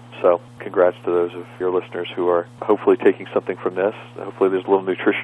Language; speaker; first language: English; native; English